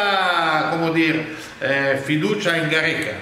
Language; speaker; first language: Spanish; non-native, learner; Italian